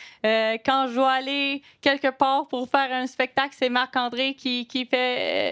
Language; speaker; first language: French; non-native, local second language; English